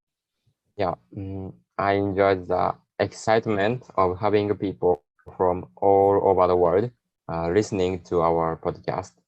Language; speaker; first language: English; non-native, learner; Japanese